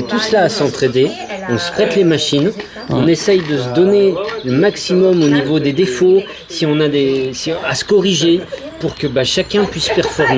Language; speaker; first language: French; native; French